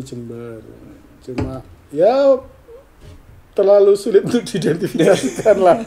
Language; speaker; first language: Indonesian; native; Indonesian